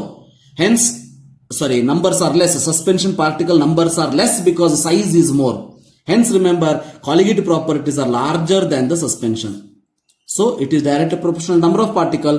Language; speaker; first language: English; non-native, local second language; Kannada